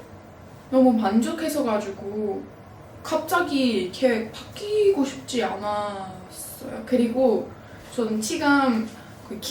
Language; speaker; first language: Korean; non-native, fluent; English